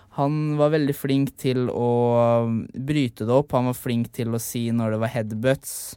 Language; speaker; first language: Norwegian; native; Norwegian